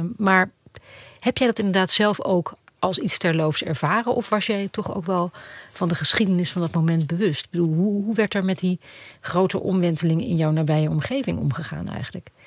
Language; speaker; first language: Dutch; native; Dutch